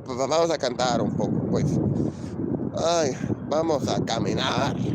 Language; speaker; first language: Spanish; non-native, learner; English